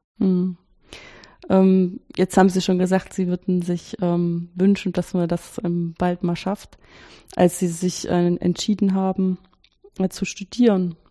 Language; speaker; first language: German; native; German